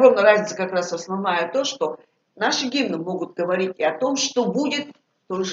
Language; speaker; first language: Russian; native; Russian